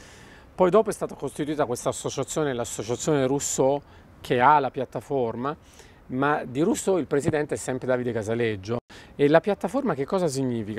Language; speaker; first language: Italian; native; Italian